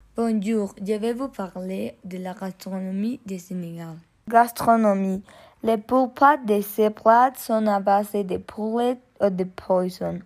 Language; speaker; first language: French; non-native, learner; Spanish